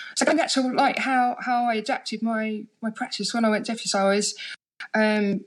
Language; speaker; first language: English; native; English